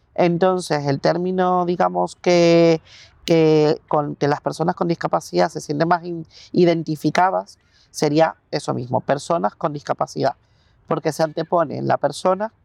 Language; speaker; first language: Spanish; native; Spanish